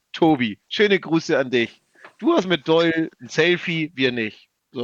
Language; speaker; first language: German; native; German